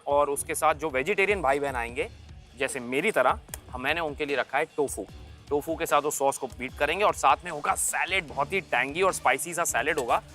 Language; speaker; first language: Hindi; native; Hindi